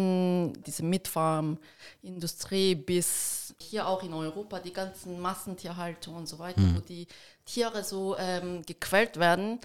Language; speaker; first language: German; early bilingual, heritage; Korean